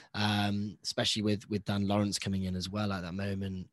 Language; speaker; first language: English; early bilingual, other home language; Hindi